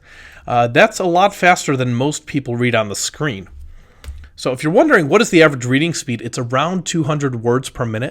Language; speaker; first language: English; native; English